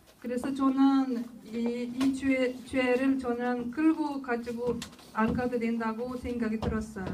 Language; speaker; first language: Korean; non-native, learner; Russian